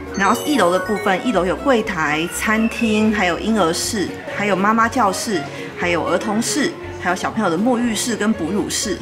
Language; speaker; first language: Chinese; native; Chinese